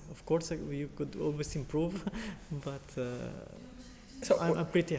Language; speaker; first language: English; non-native, fluent; Italian